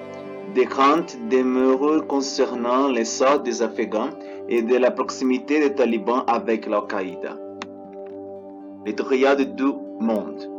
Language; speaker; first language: French; non-native, learner; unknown